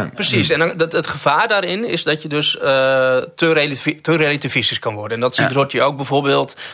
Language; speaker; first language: Dutch; native; Dutch